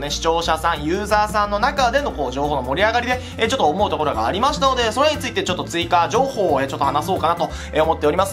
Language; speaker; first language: Japanese; native; Japanese